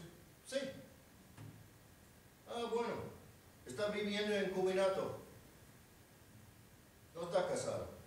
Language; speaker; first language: Spanish; non-native, fluent; English